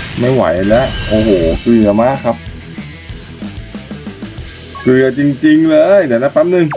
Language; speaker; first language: Thai; native; Thai